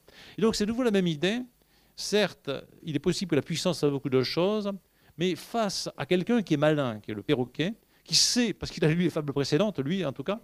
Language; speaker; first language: French; native; French